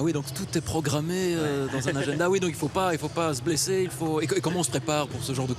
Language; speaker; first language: French; native; French